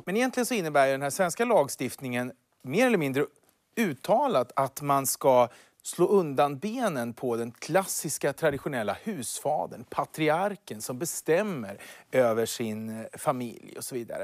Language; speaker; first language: Swedish; native; Swedish